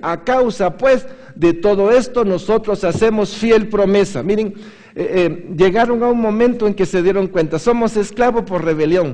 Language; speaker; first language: Spanish; native; Spanish